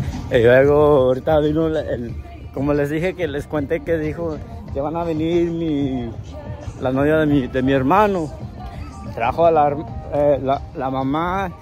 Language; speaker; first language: Spanish; early bilingual, heritage; Spanish